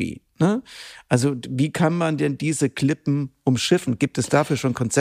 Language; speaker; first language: German; native; German